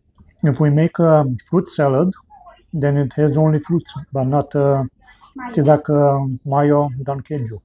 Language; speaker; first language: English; non-native, fluent; Romanian